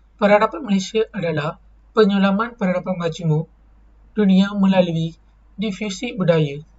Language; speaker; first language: Malay; non-native, local second language; Tamil